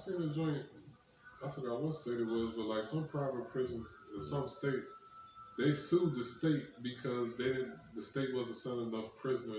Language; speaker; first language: English; native; English